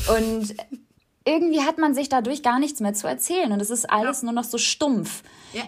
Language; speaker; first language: German; native; German